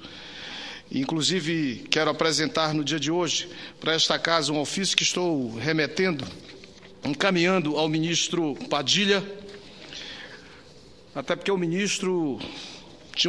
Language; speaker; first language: Portuguese; native; Portuguese